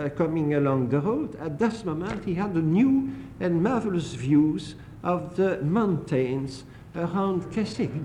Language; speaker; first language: English; non-native, fluent; French